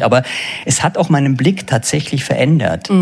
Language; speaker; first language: German; native; German